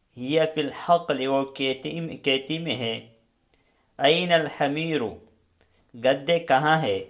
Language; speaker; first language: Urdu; non-native, local second language; Pashto